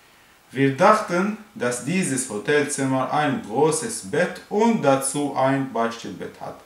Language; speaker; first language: German; non-native, fluent; Arabic